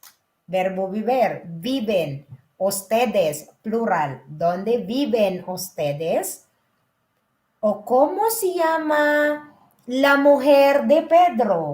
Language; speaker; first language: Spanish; non-native, learner; Filipino